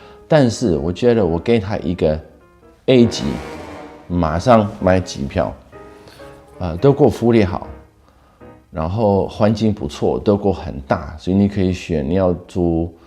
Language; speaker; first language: Chinese; non-native, fluent; Dutch